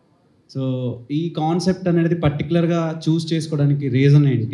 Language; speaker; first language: Telugu; native; Telugu